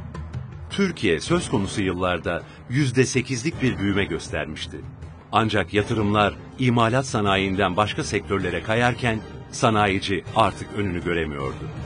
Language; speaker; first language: Turkish; native; Turkish